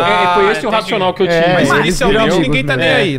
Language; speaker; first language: Portuguese; native; Portuguese